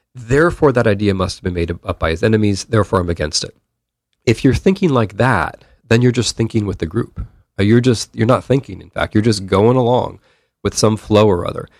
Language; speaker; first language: English; native; English